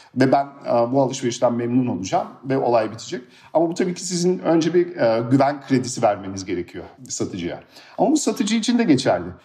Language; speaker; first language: Turkish; early bilingual, heritage; Turkish